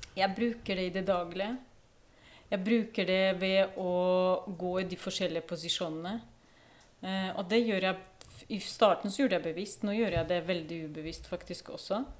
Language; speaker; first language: Norwegian; non-native, fluent; Ukrainian